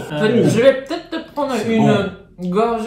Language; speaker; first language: French; non-native, fluent; Japanese